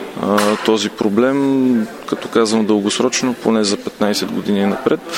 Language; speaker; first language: Bulgarian; native; Bulgarian